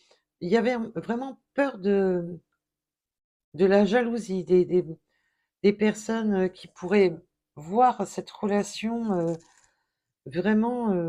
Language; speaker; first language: French; native; French